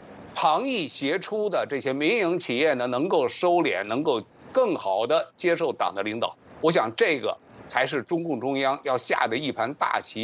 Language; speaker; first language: Chinese; native; Chinese